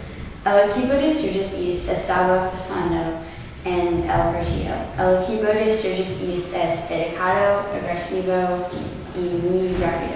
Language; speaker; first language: Spanish; non-native, learner; English